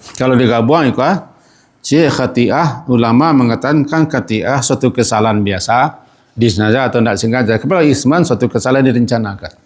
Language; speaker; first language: Malay; non-native, local second language; Minangkabau